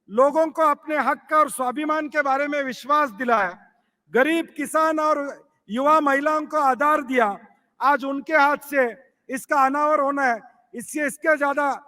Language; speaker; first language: Hindi; non-native, local second language; Marathi